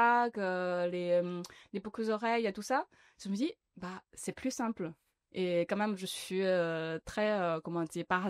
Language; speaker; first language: French; non-native, learner; Chinese